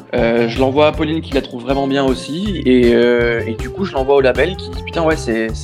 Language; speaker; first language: French; native; French